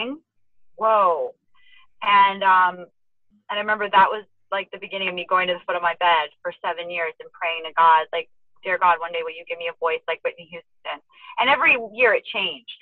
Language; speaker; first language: English; native; English